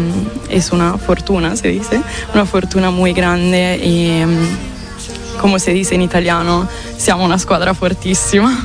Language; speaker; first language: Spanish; non-native, fluent; Italian